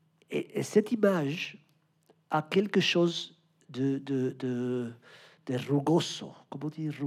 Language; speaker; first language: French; non-native, learner; Spanish